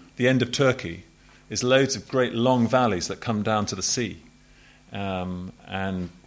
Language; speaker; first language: English; native; English